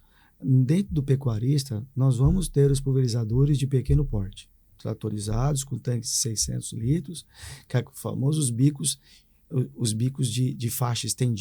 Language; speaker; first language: Portuguese; native; Portuguese